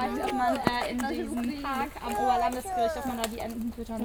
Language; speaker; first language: Russian; early bilingual, heritage; Russian